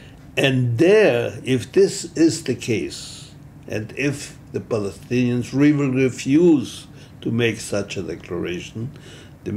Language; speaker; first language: English; non-native, fluent; Hebrew